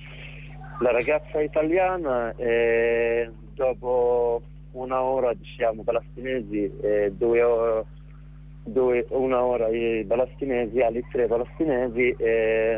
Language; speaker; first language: Italian; non-native, learner; Arabic